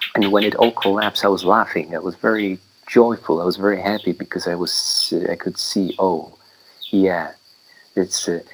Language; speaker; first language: English; non-native, fluent; Polish